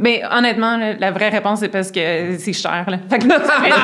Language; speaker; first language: French; native; French